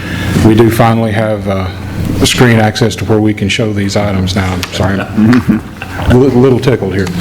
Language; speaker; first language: English; native; English